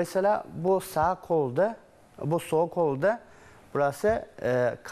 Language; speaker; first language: Turkish; non-native, learner; Chinese